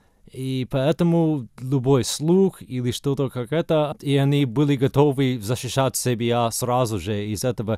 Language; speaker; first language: Russian; non-native, fluent; English